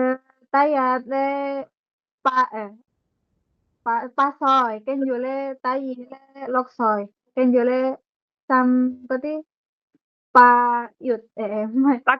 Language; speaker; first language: Cantonese; non-native, learner; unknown